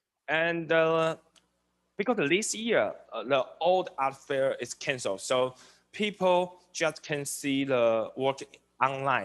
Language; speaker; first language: English; non-native, learner; Chinese